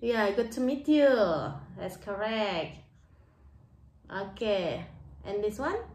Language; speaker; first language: English; non-native, fluent; Indonesian